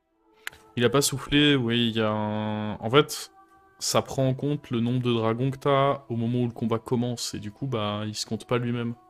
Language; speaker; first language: French; native; French